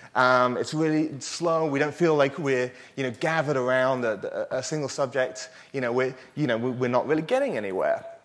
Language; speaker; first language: English; native; English